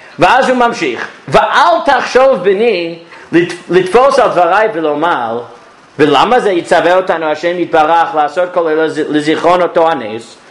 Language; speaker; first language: Hebrew; non-native, fluent; English